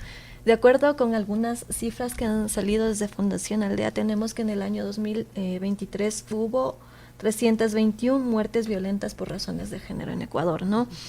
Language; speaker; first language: Spanish; native; Spanish